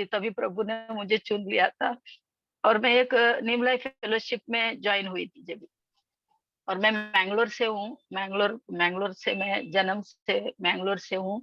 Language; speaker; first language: Hindi; non-native, local second language; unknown